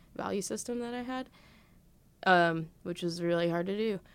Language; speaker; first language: English; native; English